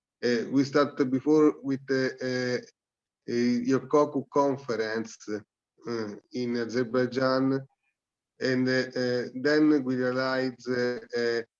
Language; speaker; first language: English; non-native, learner; Italian